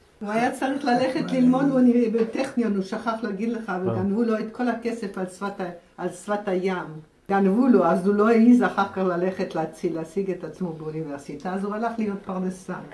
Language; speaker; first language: Hebrew; non-native, fluent; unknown